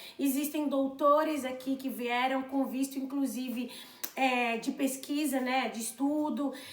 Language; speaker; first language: Portuguese; non-native, local second language; Kabuverdianu